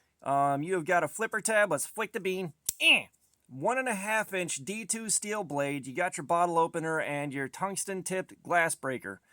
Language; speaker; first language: English; native; English